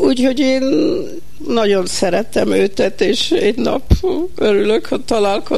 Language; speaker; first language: Hungarian; early bilingual, heritage; Hungarian